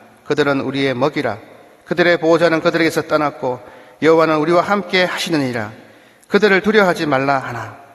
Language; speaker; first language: Korean; native; Korean